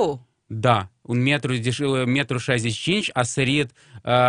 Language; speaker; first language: Romanian; non-native, local second language; Russian